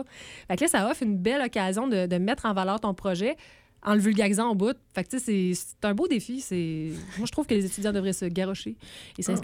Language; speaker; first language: French; native; French